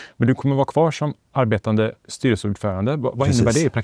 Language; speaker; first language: Swedish; native; Swedish